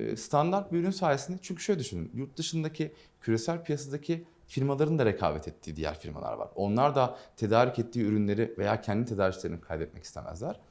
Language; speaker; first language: Turkish; non-native, local second language; Dutch